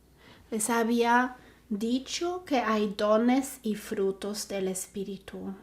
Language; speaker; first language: Spanish; non-native, fluent; German